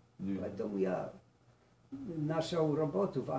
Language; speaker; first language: Russian; non-native, learner; Polish